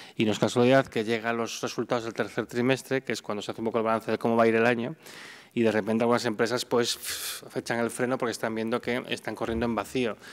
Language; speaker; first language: Spanish; native; Spanish